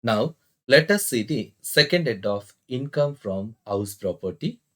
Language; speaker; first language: English; non-native, local second language; Kannada